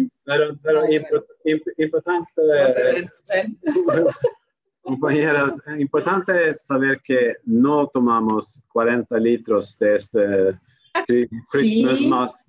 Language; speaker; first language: Spanish; non-native, fluent; Swedish